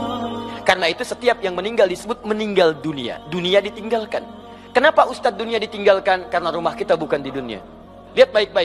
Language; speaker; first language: Indonesian; native; Indonesian